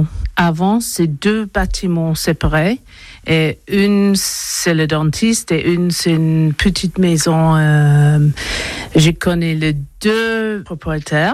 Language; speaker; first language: French; non-native, learner; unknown